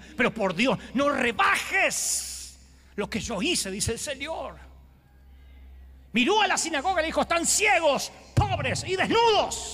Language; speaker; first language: Spanish; native; Spanish